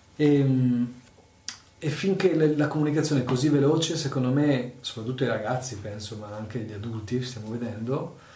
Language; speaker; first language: Italian; native; Italian